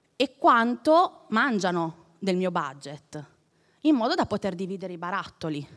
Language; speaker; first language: Italian; native; Italian